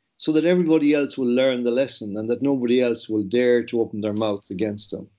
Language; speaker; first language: English; native; English